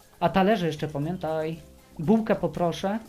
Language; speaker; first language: Polish; native; Polish